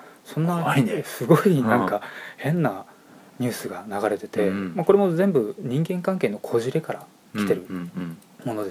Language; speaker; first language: Japanese; native; Japanese